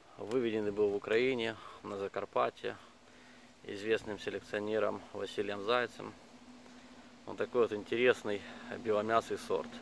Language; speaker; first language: Russian; non-native, local second language; Ukrainian